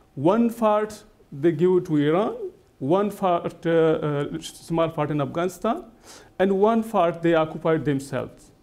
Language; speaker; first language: English; non-native, local second language; Baluchi